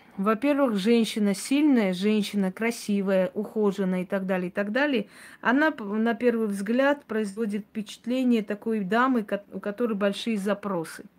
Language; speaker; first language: Russian; non-native, local second language; Armenian